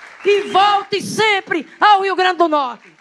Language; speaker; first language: Portuguese; native; Portuguese